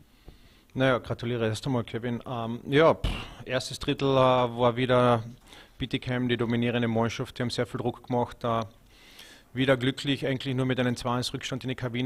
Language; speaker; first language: German; native; German